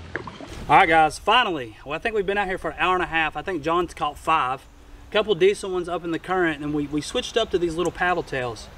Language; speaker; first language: English; native; English